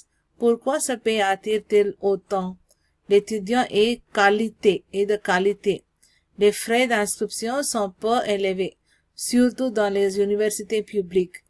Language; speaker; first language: French; non-native, learner; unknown